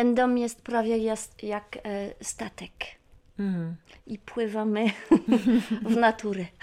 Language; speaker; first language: Polish; non-native, learner; French